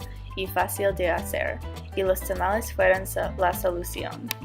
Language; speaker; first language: Spanish; non-native, learner; English